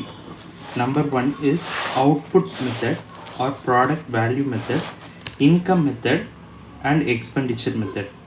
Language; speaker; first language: English; non-native, local second language; Tamil